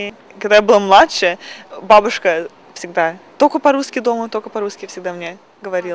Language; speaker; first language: Russian; early bilingual, other home language; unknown